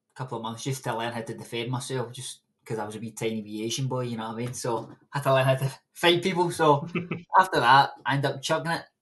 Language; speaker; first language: English; native; English